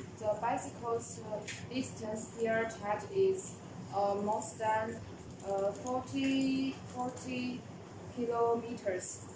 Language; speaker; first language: English; non-native, learner; Chinese